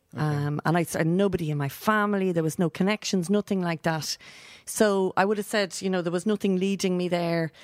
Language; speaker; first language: English; native; English